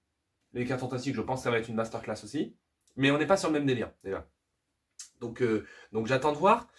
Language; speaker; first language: French; native; French